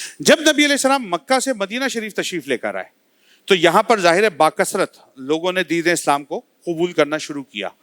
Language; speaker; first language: Urdu; native; Urdu